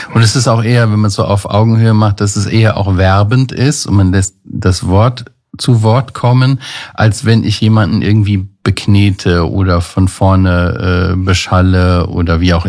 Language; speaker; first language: German; native; German